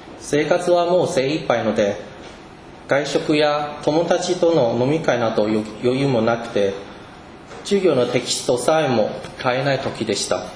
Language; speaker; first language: Japanese; non-native, fluent; Chinese